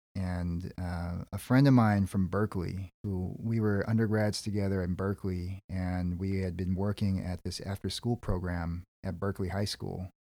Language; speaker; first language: English; native; English